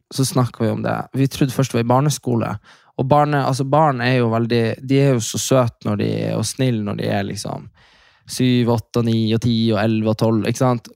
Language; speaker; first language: Norwegian; native; Norwegian